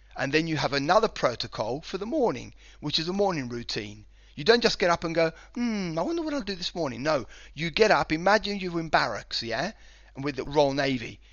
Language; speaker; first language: English; non-native, fluent; Spanish